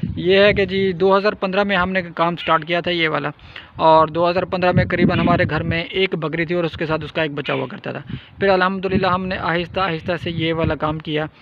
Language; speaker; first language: Urdu; non-native, local second language; Saraiki